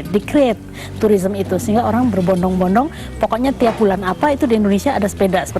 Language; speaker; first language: Indonesian; native; Indonesian